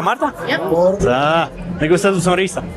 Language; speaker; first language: Spanish; non-native, learner; Polish